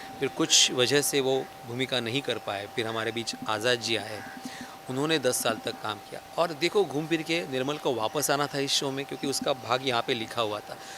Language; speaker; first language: Hindi; non-native, local second language; Marathi